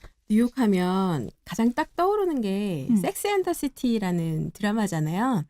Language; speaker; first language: Korean; native; Korean